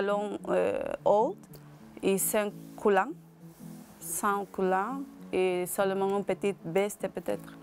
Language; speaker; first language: French; non-native, learner; Spanish